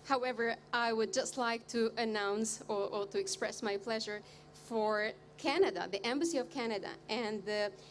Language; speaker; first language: English; non-native, fluent; Albanian